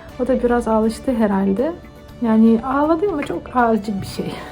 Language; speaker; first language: Turkish; non-native, learner; Russian